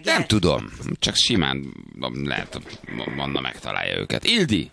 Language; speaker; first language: Hungarian; native; Hungarian